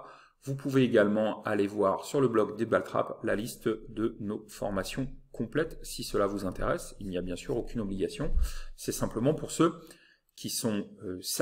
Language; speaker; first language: French; native; French